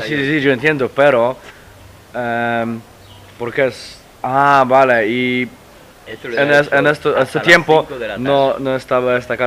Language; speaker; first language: Spanish; non-native, learner; Polish